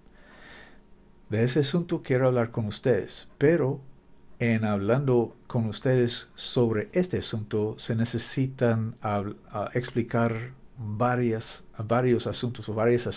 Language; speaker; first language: Spanish; non-native, learner; English